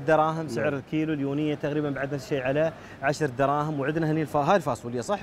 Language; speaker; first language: Arabic; native; Arabic